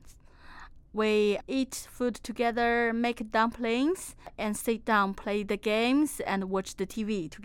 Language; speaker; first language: English; non-native, fluent; Chinese